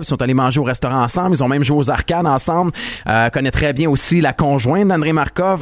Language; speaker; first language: French; native; French